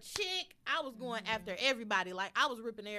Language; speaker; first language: English; native; English